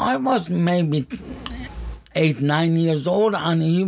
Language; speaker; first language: English; non-native, learner; Persian